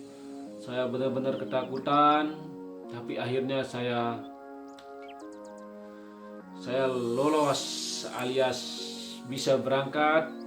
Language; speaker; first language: Indonesian; non-native, local second language; Sasak